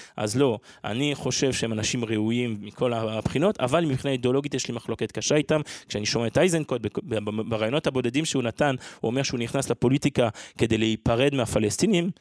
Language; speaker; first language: Hebrew; non-native, fluent; French